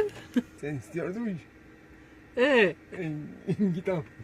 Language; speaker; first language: Turkish; native; Turkish